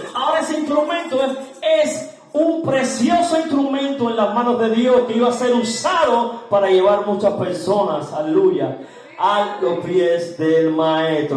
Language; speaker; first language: Spanish; native; Spanish